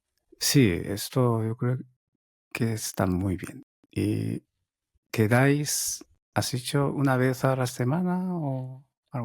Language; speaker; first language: Spanish; non-native, fluent; Japanese